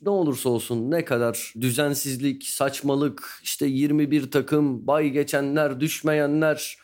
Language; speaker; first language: Turkish; native; Turkish